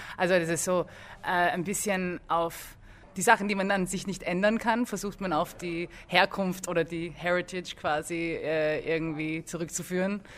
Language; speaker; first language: German; early bilingual, other home language; English